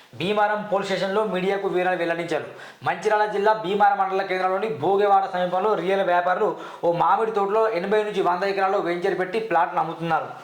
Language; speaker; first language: Telugu; native; Telugu